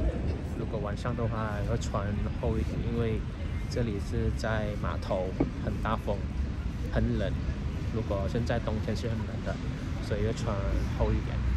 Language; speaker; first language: Chinese; early bilingual, heritage; Chinese